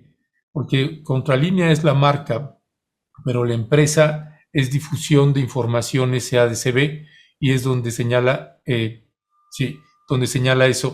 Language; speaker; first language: Spanish; native; Spanish